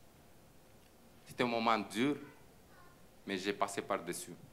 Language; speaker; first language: French; non-native, fluent; Romanian